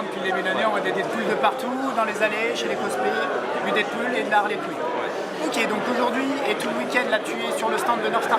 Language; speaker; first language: French; native; French